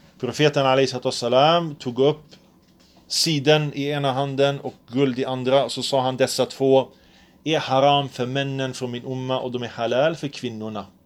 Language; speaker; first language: Swedish; early bilingual, other home language; Arabic